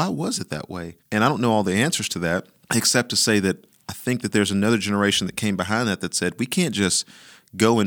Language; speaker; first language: English; native; English